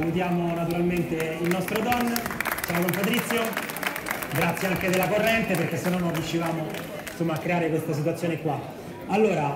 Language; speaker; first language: Italian; native; Italian